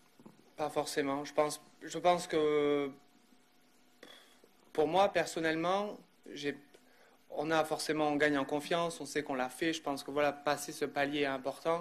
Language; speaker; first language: French; native; French